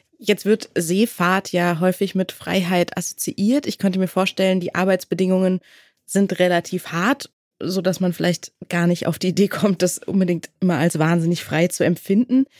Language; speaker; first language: German; native; German